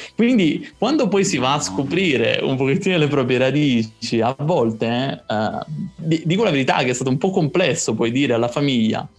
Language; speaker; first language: Italian; native; Italian